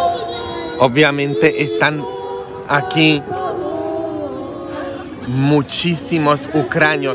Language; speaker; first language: Spanish; non-native, fluent; Polish